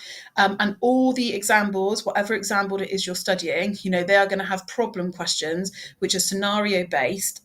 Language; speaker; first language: English; native; English